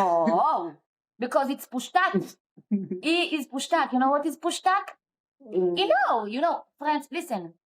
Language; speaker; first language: English; non-native, learner; Hebrew